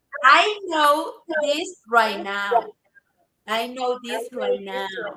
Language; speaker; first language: English; non-native, learner; Spanish